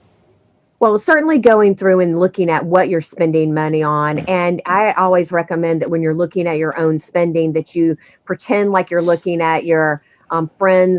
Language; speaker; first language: English; native; English